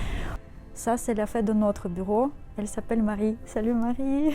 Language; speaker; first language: French; non-native, fluent; Russian